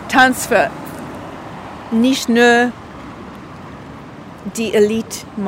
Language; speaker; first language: German; non-native, learner; English